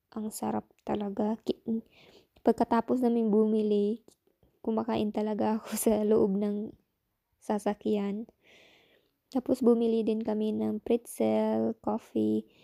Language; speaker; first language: Filipino; non-native, local second language; Cebuano